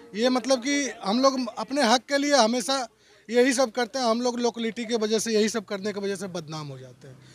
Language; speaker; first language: Hindi; native; Hindi